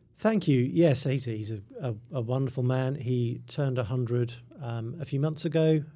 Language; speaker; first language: English; native; English